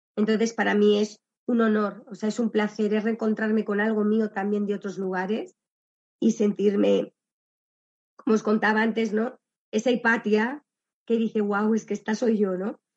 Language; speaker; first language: Spanish; native; Spanish